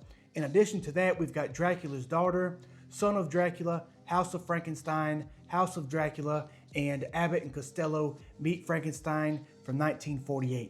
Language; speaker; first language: English; native; English